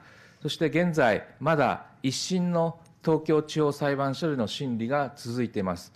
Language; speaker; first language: Japanese; native; Japanese